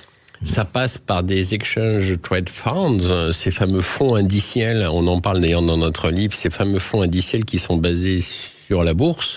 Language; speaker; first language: French; native; French